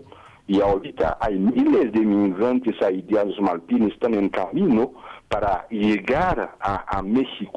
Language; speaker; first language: Spanish; non-native, fluent; Haitian Creole